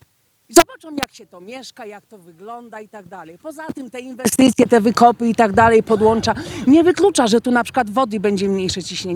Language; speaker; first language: Polish; native; Polish